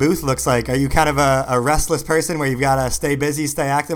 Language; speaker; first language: English; native; English